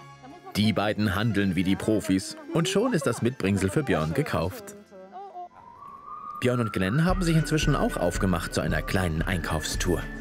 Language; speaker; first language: German; native; German